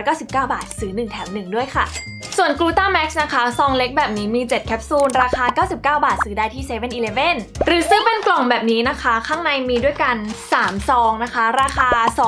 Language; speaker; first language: Thai; native; Thai